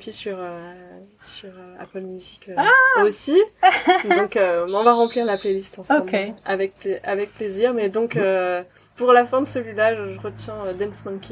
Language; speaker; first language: French; native; French